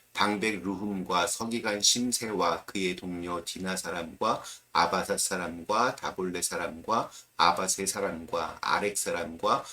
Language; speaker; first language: Korean; native; Korean